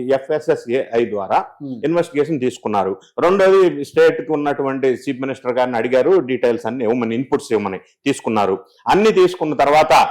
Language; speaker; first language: Telugu; native; Telugu